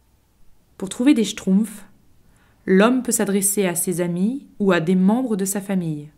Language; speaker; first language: French; native; French